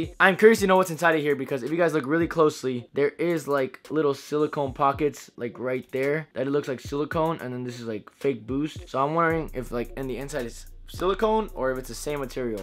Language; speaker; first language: English; native; English